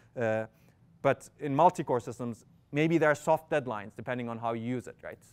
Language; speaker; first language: English; non-native, fluent; Turkish